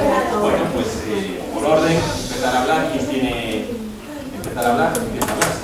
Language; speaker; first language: Spanish; native; Spanish